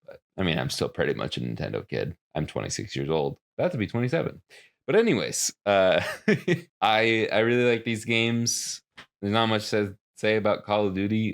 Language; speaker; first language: English; native; English